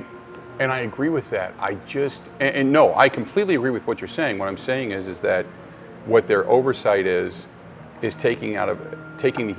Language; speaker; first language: English; native; English